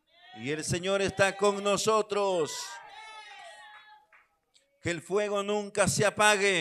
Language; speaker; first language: Spanish; native; Spanish